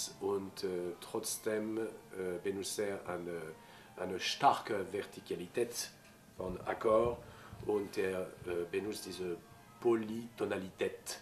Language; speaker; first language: German; non-native, fluent; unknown